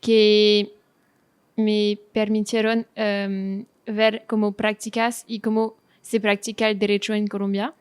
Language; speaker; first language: Spanish; non-native, fluent; French